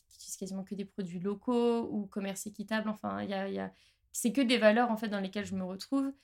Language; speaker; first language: French; native; French